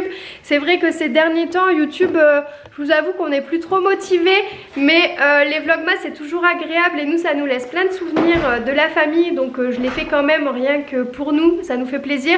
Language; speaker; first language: French; native; French